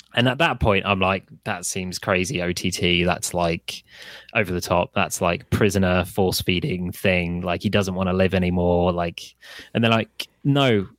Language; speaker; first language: English; native; English